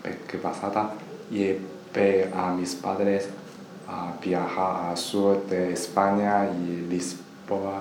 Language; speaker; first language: Spanish; non-native, learner; Chinese